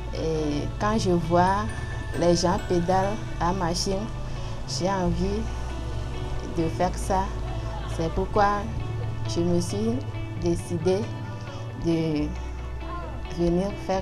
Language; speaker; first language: French; non-native, local second language; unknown